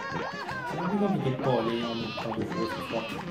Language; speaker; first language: French; non-native, local second language; Morisyen